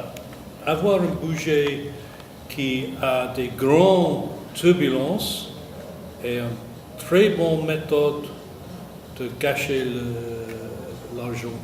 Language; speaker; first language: French; non-native, fluent; English